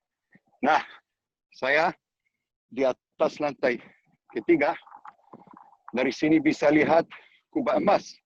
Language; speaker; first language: Indonesian; non-native, learner; Hebrew